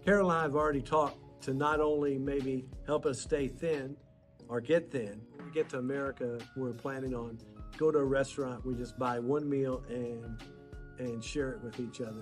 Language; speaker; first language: English; native; English